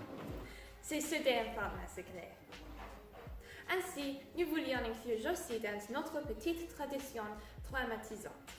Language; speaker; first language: French; non-native, learner; English